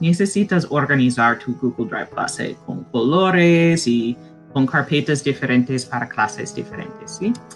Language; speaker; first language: Spanish; non-native, fluent; English